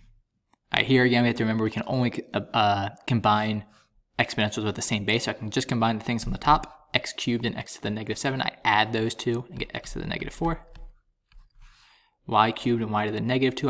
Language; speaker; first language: English; native; English